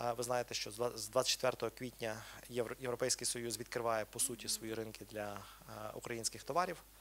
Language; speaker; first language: Ukrainian; native; Ukrainian